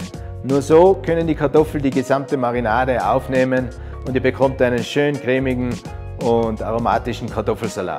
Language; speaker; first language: German; native; German